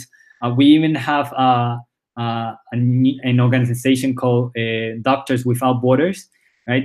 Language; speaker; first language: English; early bilingual, other home language; Spanish